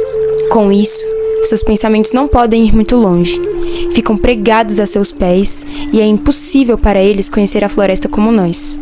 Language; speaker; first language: Portuguese; native; Portuguese